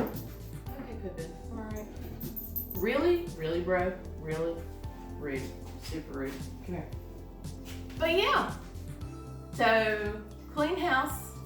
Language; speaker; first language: English; native; English